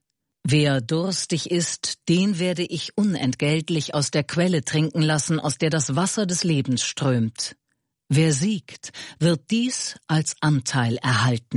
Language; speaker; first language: German; native; German